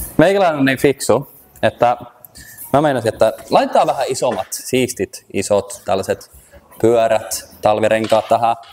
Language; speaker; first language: Finnish; early bilingual, heritage; Finnish